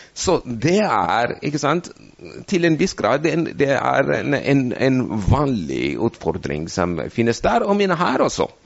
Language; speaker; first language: Norwegian; non-native, fluent; Amharic